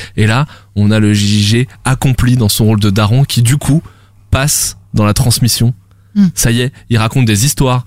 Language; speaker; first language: French; native; French